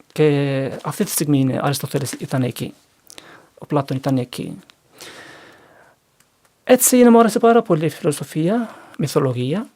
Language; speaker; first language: Greek; non-native, learner; Turkish